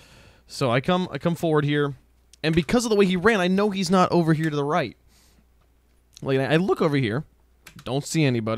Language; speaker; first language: English; native; English